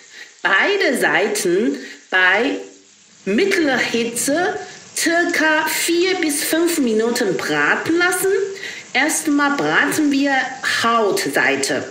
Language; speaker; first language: German; non-native, learner; Chinese